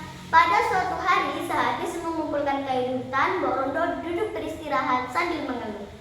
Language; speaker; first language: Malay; non-native, local second language; Javanese